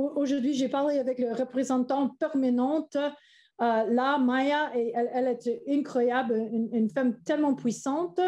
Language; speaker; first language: French; non-native, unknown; English